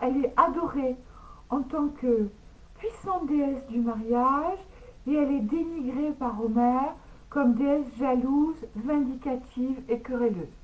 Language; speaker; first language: French; native; French